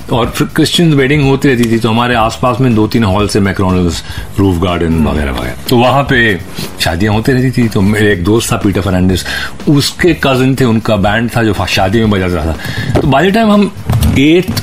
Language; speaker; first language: Hindi; native; Hindi